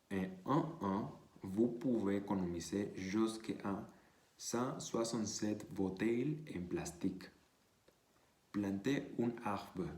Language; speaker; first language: French; non-native, learner; Spanish